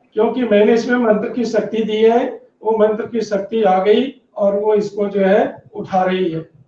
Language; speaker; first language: Hindi; native; Hindi